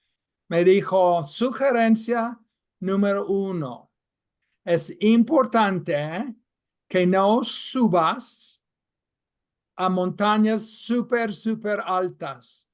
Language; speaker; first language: Spanish; non-native, fluent; English